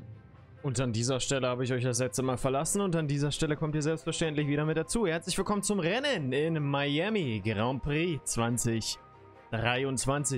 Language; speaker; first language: German; native; German